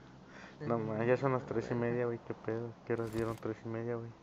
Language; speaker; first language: Spanish; native; Spanish